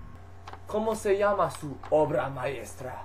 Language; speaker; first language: Spanish; non-native, learner; English